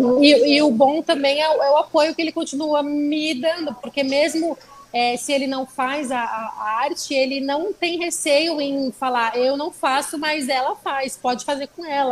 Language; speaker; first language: Portuguese; native; Portuguese